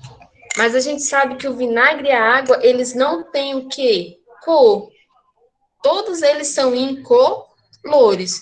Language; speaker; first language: Portuguese; native; Portuguese